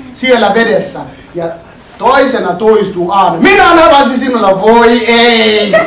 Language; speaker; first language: Finnish; non-native, learner; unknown